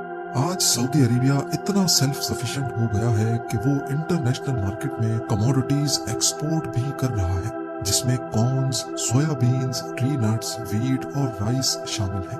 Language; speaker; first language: Urdu; native; Urdu